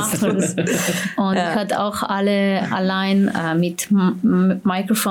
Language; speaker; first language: German; non-native, learner; Slovenian